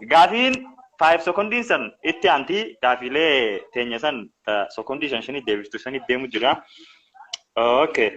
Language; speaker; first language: Oromo; native; Oromo